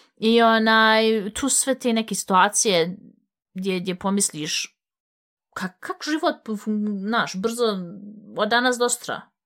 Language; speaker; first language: Bosnian; early bilingual, heritage; Bosnian